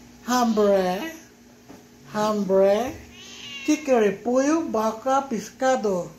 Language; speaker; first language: Spanish; non-native, learner; Filipino